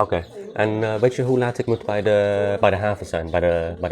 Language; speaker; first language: Dutch; non-native, learner; English